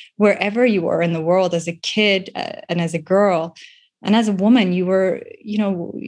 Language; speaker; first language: English; non-native, local second language; Persian